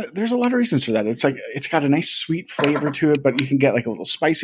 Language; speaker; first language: English; native; English